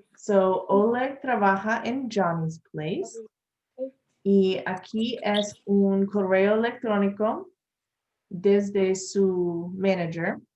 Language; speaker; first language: Spanish; non-native, learner; English